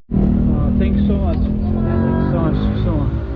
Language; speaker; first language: English; non-native, learner; Turkish